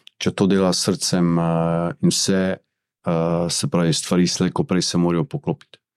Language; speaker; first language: Slovenian; early bilingual, other home language; Bosnian